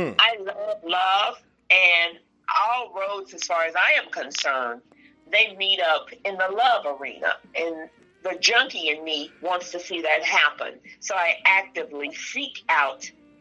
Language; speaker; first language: English; native; English